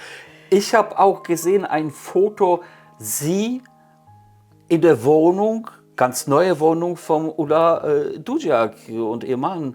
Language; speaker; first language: German; non-native, fluent; Polish